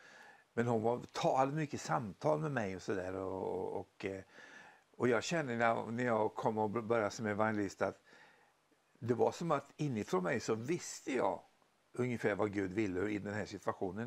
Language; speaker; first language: Swedish; native; Swedish